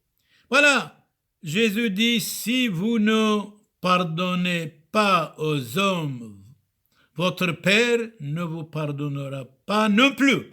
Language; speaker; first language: French; non-native, fluent; Turoyo